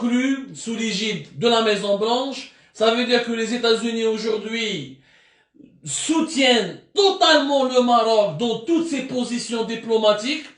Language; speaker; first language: French; non-native, local second language; Arabic